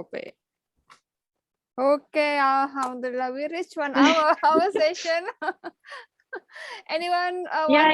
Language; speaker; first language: English; non-native, learner; Indonesian